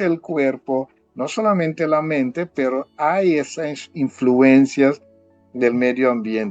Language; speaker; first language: Spanish; non-native, fluent; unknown